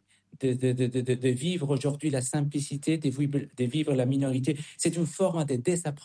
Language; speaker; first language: French; non-native, fluent; Spanish